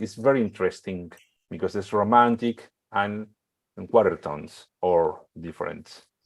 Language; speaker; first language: English; non-native, learner; Spanish